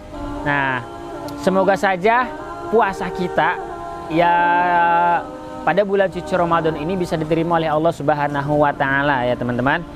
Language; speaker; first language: Indonesian; native; Indonesian